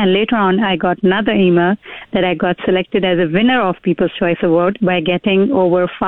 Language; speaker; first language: English; non-native, local second language; Urdu